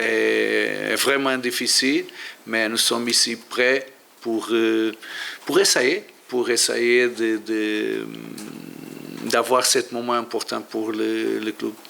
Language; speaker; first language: French; non-native, learner; Portuguese